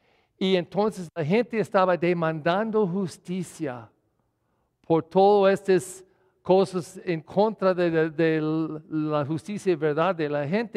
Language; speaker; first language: Spanish; non-native, fluent; English